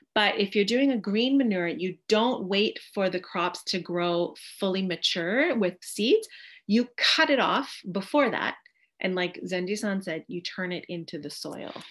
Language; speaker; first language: English; native; English